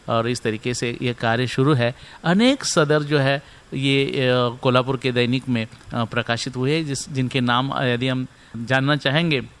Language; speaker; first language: Hindi; non-native, local second language; Marathi